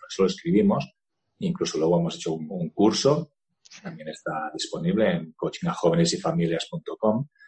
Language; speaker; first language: Spanish; native; Spanish